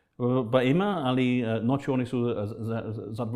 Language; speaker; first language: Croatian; non-native, fluent; English